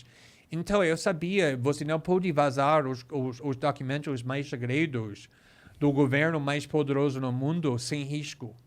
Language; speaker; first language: Portuguese; non-native, fluent; English